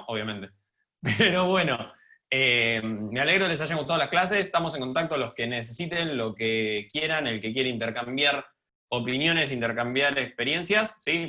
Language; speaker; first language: Spanish; native; Spanish